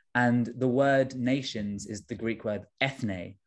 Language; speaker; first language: English; native; English